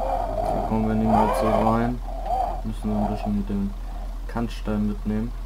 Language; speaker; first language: German; native; German